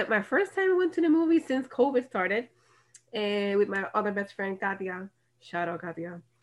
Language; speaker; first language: English; non-native, local second language; Spanish